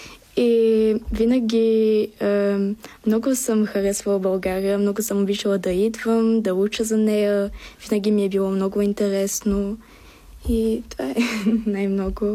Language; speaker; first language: Bulgarian; early bilingual, heritage; Bulgarian